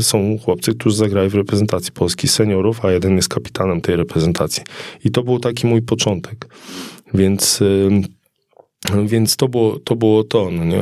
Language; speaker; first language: Polish; native; Polish